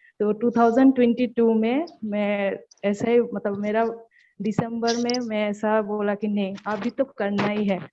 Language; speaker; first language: Hindi; non-native, local second language; Bangla